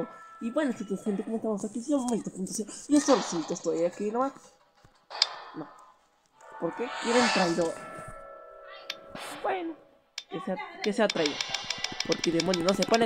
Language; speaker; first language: Spanish; native; Spanish